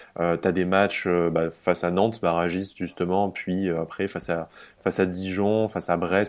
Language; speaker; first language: French; native; French